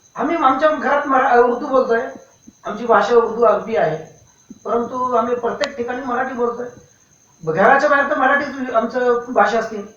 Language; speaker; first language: Marathi; non-native, local second language; Urdu